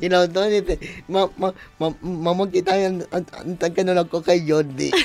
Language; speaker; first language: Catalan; non-native, local second language; Spanish